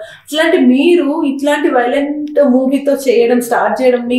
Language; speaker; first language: Telugu; native; Telugu